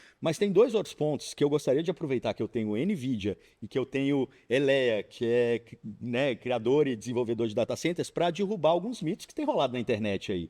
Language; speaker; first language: Portuguese; native; Portuguese